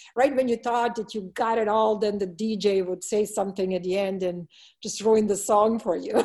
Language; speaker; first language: English; non-native, fluent; Serbian